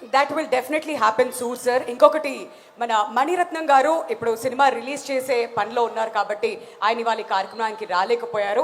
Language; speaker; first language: Telugu; native; Telugu